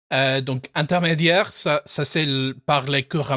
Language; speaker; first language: French; non-native, fluent; English